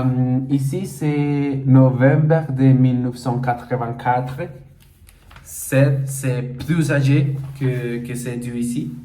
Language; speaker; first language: French; non-native, learner; Portuguese